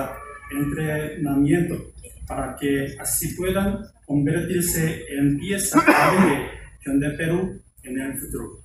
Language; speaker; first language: Spanish; non-native, fluent; Korean